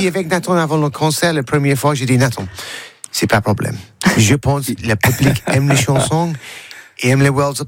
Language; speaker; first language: French; non-native, learner; English